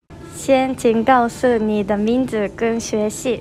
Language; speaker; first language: Chinese; non-native, learner; Japanese